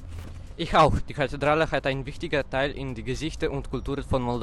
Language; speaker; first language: German; non-native, learner; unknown